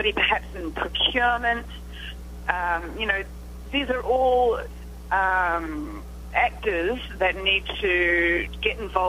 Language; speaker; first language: English; native; English